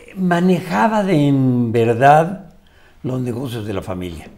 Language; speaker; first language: Spanish; native; Spanish